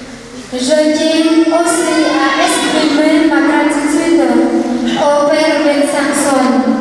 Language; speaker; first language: French; non-native, fluent; Vietnamese